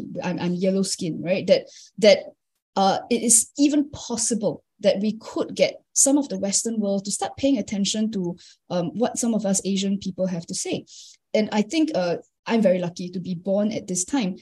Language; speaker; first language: English; native; English